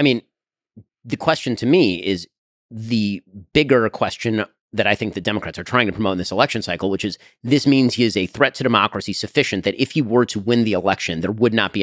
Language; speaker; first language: English; native; English